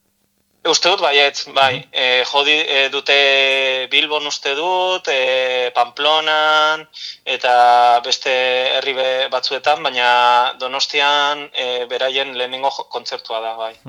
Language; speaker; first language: Basque; non-native, local second language; Spanish